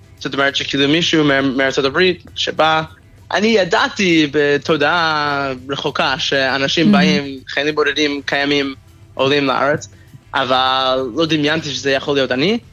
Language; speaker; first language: Hebrew; non-native, fluent; English